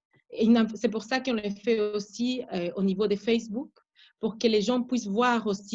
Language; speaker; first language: French; non-native, fluent; Spanish